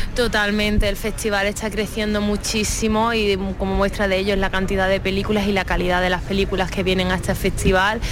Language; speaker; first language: Spanish; native; Spanish